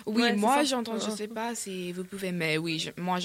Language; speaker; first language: French; non-native, learner; English